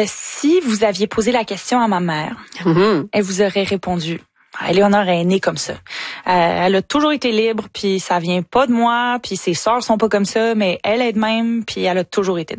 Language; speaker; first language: French; native; French